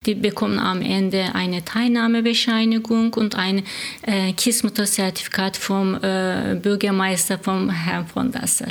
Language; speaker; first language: German; non-native, learner; Turkish